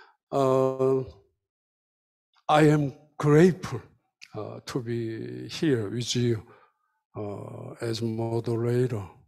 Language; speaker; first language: English; non-native, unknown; Korean